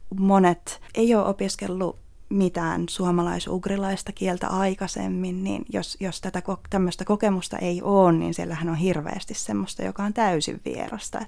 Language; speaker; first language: Finnish; native; Finnish